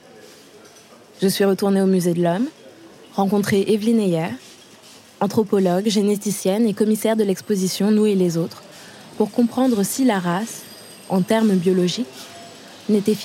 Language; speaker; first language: French; native; French